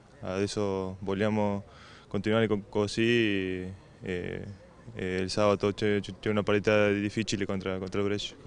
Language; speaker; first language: Italian; non-native, learner; Spanish